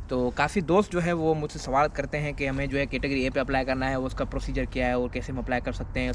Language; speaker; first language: Urdu; non-native, local second language; Sindhi